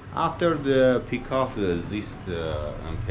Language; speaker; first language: English; non-native, learner; Persian